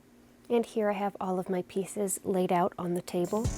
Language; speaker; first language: English; native; English